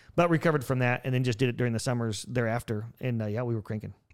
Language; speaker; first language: English; native; English